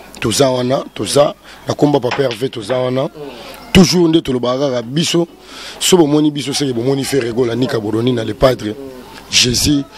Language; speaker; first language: Lingala; native; Lingala